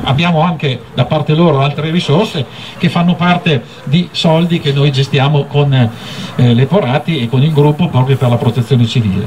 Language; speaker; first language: Italian; native; Italian